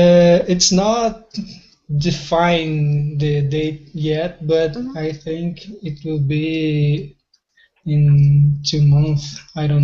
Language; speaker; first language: English; non-native, learner; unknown